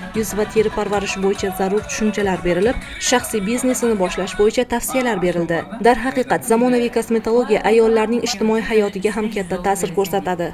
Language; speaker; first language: Uzbek; native; Uzbek